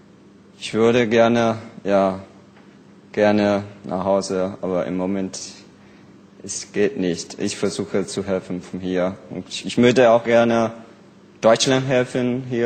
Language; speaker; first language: German; non-native, learner; Burmese